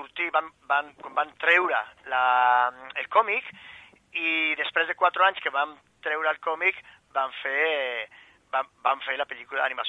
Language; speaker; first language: Catalan; non-native, fluent; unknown